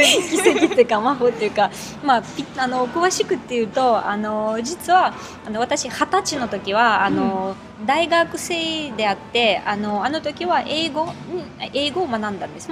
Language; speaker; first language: Japanese; non-native, fluent; Russian